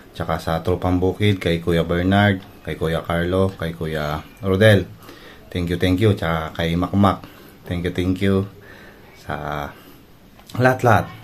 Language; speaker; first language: Filipino; non-native, local second language; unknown